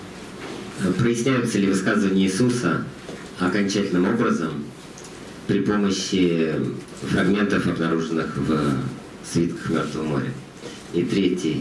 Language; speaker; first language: Russian; native; Russian